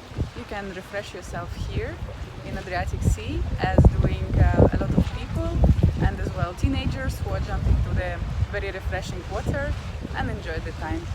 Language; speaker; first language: English; non-native, fluent; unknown